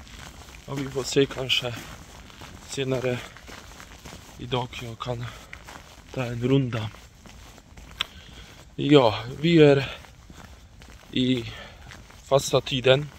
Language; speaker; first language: Swedish; non-native, fluent; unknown